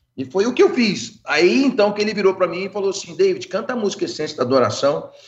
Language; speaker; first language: Portuguese; early bilingual, other home language; English